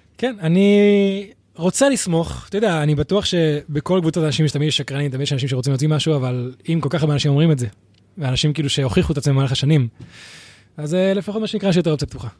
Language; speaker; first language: Hebrew; native; Hebrew